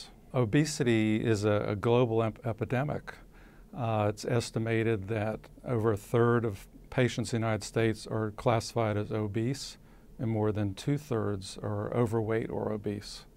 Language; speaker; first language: English; native; English